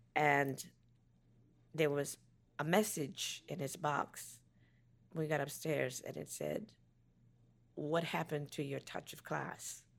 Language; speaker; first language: English; native; English